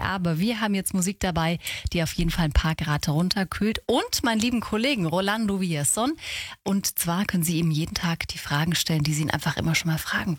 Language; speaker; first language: German; native; German